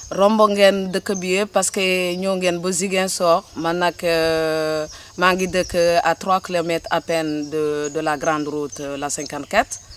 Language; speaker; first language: Wolof; non-native, local second language; Jola-Fonyi